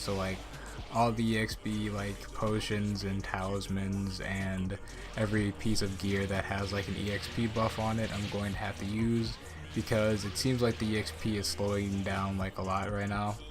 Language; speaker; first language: English; native; English